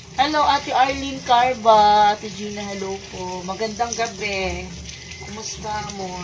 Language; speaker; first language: Filipino; non-native, local second language; Cebuano